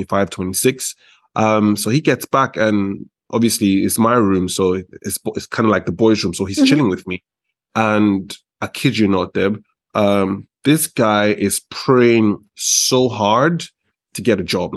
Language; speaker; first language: English; non-native, local second language; Yoruba